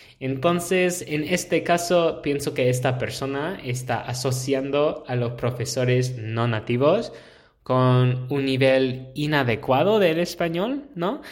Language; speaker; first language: Spanish; non-native, fluent; English